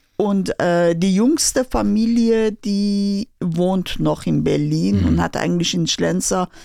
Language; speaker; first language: German; non-native, fluent; Persian